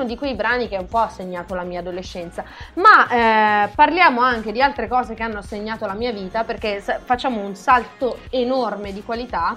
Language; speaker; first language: Italian; native; Italian